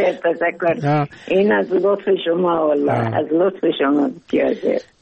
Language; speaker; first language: Persian; non-native, learner; Arabic